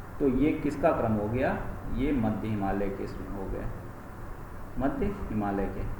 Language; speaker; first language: Hindi; native; Hindi